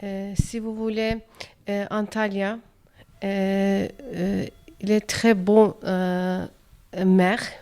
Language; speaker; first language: French; non-native, learner; Turkish